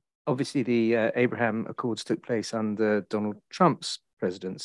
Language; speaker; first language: English; native; English